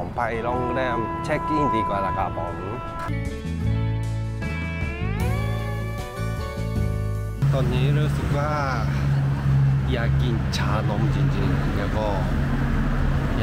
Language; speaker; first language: Thai; non-native, learner; Japanese